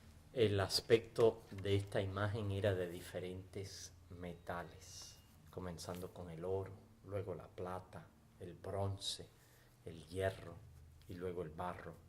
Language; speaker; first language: Spanish; native; Spanish